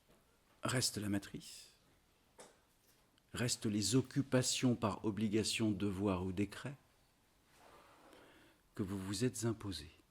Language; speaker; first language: French; native; French